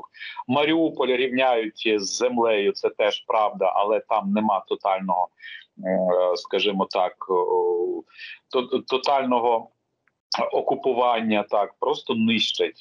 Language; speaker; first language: Ukrainian; native; Ukrainian